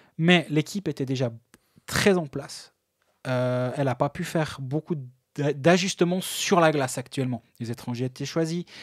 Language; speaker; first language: French; native; French